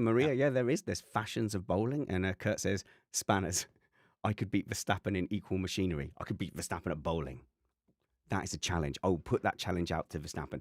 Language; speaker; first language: English; native; English